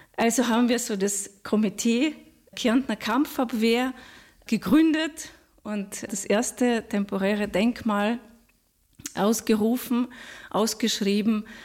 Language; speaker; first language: German; non-native, fluent; Russian